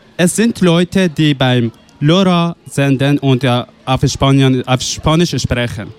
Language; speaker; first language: German; non-native, fluent; Persian